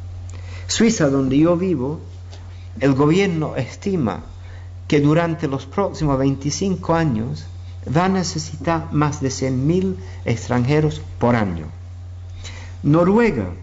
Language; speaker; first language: Spanish; non-native, fluent; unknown